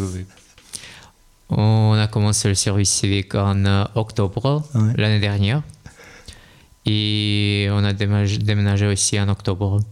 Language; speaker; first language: French; non-native, fluent; Russian